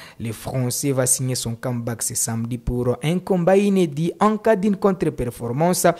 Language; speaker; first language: French; non-native, local second language; Swahili